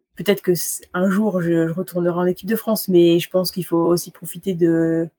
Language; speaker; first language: French; native; French